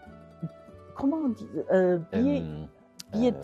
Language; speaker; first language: French; non-native, learner; Chinese